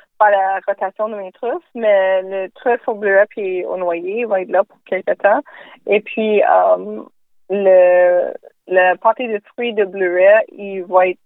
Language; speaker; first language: French; native; French